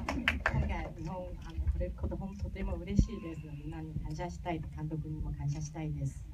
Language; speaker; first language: Japanese; non-native, learner; Chinese